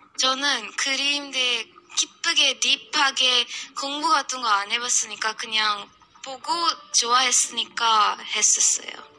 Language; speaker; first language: Korean; non-native, fluent; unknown